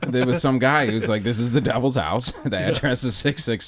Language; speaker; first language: English; native; English